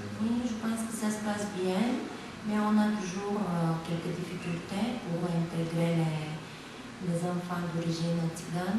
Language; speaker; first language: French; non-native, fluent; Bulgarian